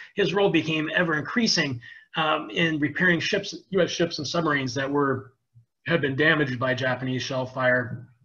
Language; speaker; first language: English; native; English